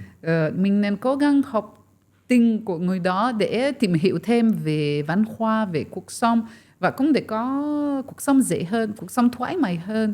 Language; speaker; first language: Vietnamese; non-native, fluent; French